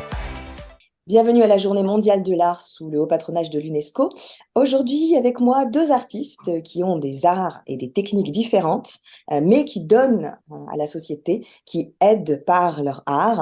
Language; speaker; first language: French; native; French